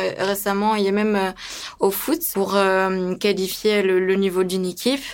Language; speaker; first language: French; early bilingual, other home language; Romanian